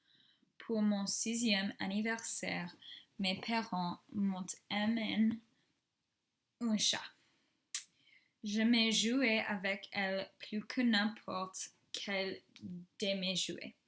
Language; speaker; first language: French; non-native, learner; English